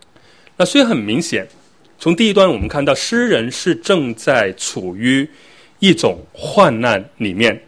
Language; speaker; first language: Chinese; native; Chinese